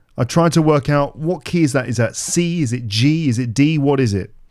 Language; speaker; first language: English; native; English